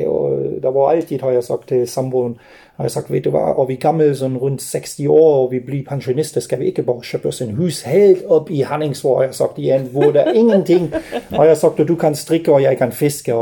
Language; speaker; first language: Norwegian; non-native, fluent; German